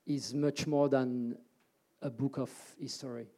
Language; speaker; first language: English; early bilingual, other home language; French